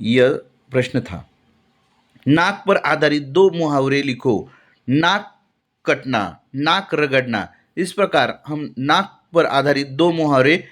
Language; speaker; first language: Hindi; non-native, local second language; Marathi